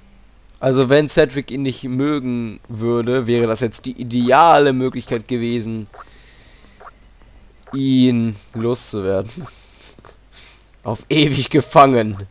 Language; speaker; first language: German; native; German